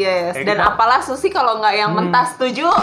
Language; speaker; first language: Indonesian; native; Indonesian